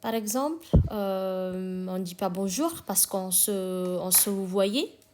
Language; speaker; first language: French; non-native, learner; Indonesian